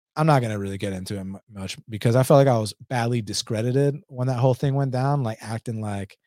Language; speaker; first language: English; early bilingual, other home language; Spanish